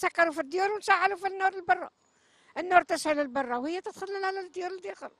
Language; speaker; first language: Arabic; native; Arabic